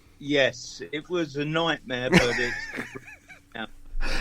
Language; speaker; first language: English; native; English